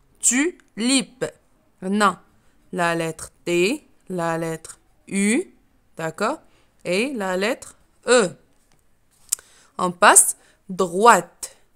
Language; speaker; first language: French; non-native, local second language; Arabic